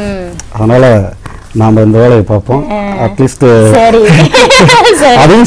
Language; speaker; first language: Tamil; native; Tamil